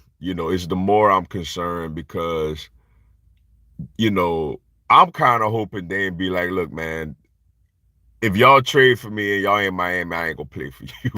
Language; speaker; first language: English; native; English